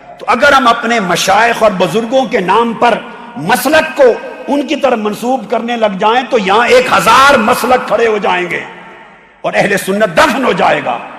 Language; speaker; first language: Urdu; non-native, local second language; Punjabi